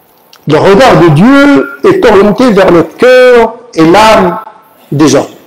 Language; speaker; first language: French; native; French